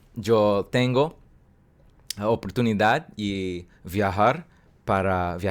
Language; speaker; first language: Spanish; non-native, learner; English